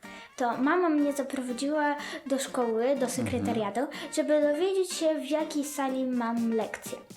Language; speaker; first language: Polish; early bilingual, other home language; Ukrainian